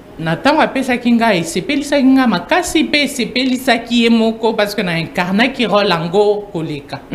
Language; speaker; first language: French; non-native, local second language; Lingala